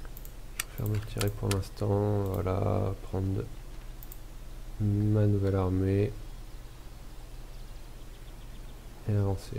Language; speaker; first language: French; native; French